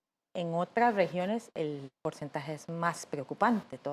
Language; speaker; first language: Spanish; native; Spanish